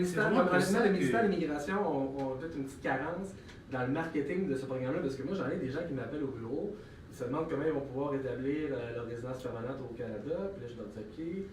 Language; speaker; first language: French; native; French